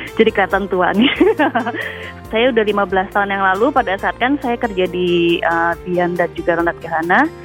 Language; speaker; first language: Indonesian; native; Indonesian